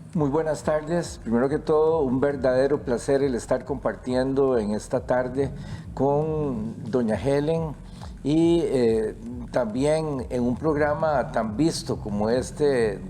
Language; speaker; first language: Spanish; native; Spanish